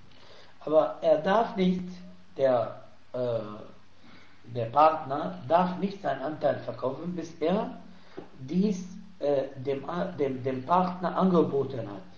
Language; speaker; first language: German; non-native, fluent; Arabic